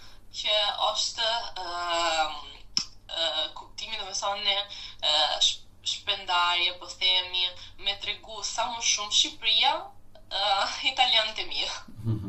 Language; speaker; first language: Albanian; non-native, fluent; Italian